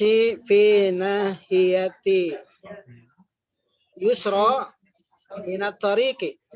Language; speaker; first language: Arabic; non-native, learner; Indonesian